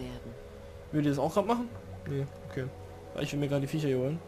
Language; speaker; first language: German; native; German